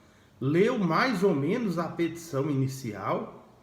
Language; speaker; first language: Portuguese; native; Portuguese